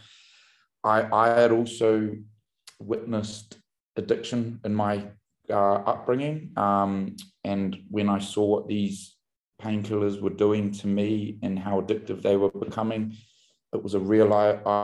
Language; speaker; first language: English; native; English